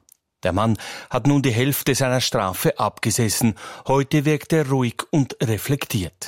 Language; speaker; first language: German; native; German